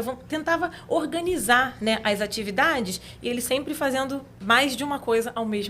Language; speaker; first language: Portuguese; native; Portuguese